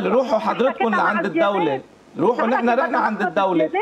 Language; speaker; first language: Arabic; native; Arabic